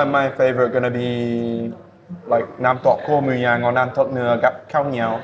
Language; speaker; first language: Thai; non-native, learner; English